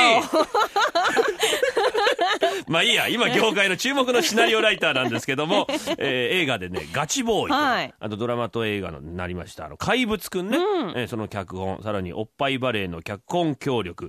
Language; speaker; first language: Japanese; native; Japanese